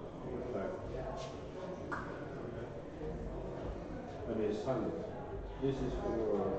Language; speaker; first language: English; non-native, learner; Norwegian